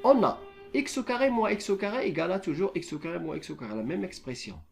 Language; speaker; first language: French; non-native, local second language; Arabic